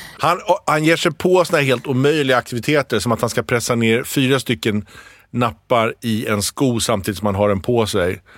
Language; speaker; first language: Swedish; native; Swedish